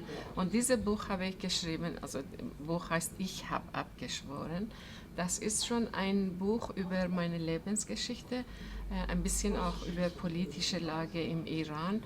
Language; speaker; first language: German; non-native, fluent; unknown